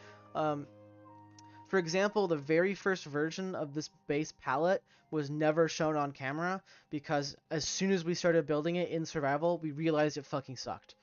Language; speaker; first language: English; native; English